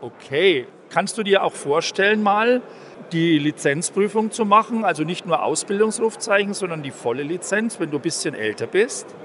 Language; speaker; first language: German; native; German